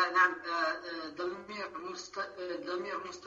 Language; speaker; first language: Arabic; non-native, learner; French